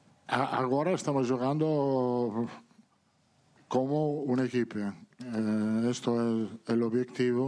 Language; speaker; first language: Portuguese; non-native, learner; Italian